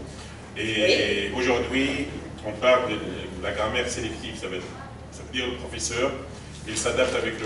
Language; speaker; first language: French; non-native, fluent; Arabic